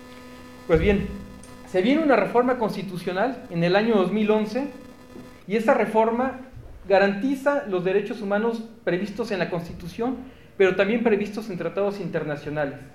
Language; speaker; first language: Spanish; native; Spanish